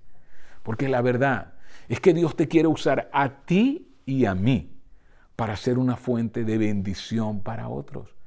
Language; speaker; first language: Spanish; native; Spanish